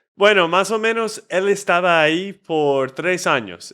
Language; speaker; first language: Spanish; non-native, fluent; English